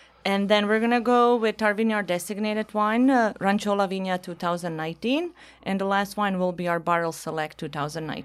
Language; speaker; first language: English; non-native, fluent; Bosnian